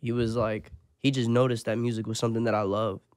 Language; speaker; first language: English; native; English